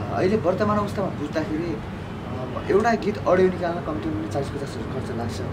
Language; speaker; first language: Nepali; non-native, local second language; Eastern Tamang